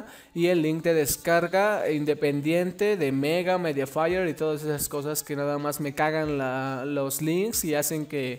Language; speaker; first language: Spanish; native; Spanish